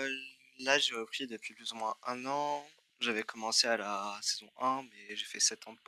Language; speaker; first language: French; native; French